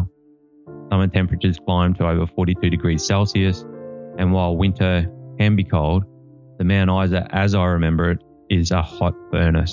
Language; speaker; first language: English; native; English